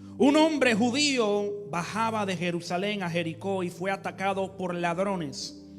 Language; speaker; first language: Spanish; early bilingual, heritage; English